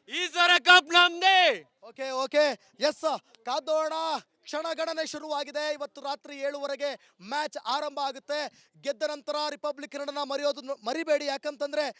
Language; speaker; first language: Kannada; native; Kannada